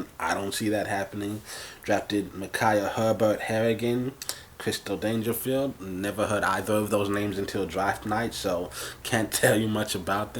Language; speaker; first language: English; native; English